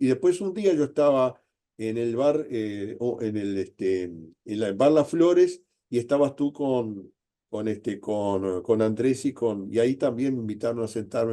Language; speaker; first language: Spanish; native; Spanish